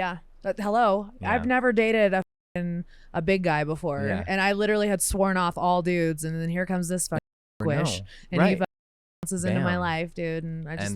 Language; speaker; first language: English; native; English